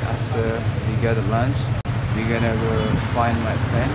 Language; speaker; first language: English; non-native, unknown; Indonesian